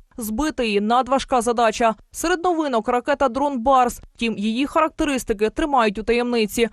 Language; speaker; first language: Ukrainian; native; Ukrainian